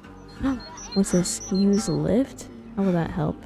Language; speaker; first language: English; native; English